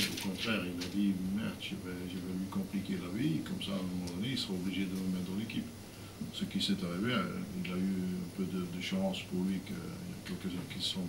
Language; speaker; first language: French; non-native, fluent; Dutch